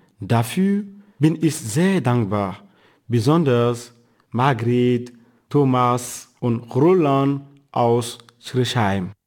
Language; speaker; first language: German; non-native, fluent; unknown